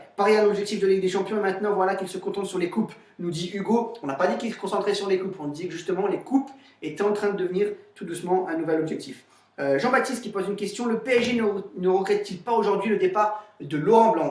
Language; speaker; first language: French; native; French